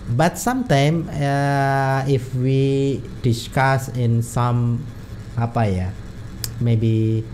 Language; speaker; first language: English; non-native, learner; Indonesian